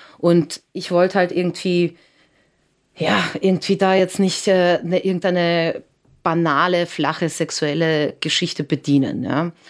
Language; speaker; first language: German; early bilingual, other home language; Serbian